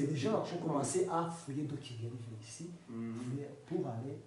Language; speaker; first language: French; non-native, learner; Kinyarwanda